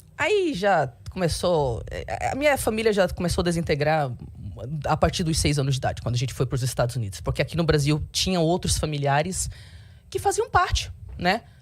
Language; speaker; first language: Portuguese; early bilingual, heritage; Portuguese